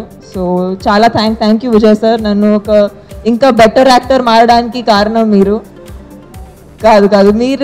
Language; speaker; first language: Telugu; non-native, fluent; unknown